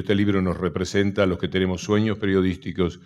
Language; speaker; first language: Spanish; native; Spanish